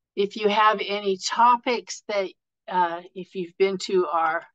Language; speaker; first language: English; native; English